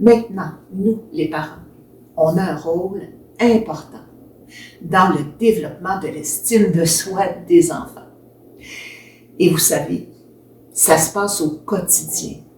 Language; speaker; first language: French; native; French